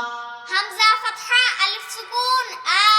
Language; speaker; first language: Arabic; non-native, learner; Bangla